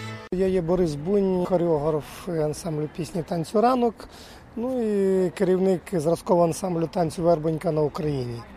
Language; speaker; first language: Ukrainian; native; Ukrainian